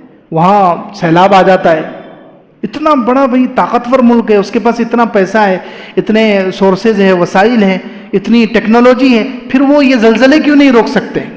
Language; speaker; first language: Urdu; native; Urdu